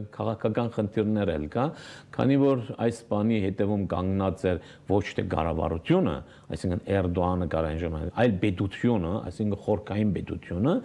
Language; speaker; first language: Armenian; native; Armenian